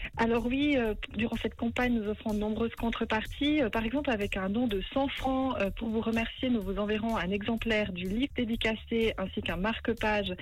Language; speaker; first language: French; native; French